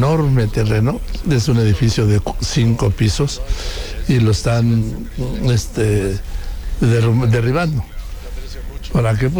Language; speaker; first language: Spanish; native; Spanish